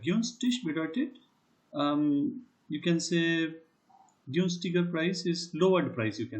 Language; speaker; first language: German; non-native, learner; Hindi